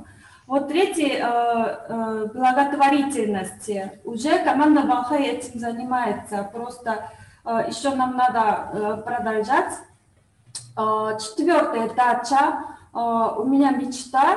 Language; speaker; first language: Russian; non-native, learner; Korean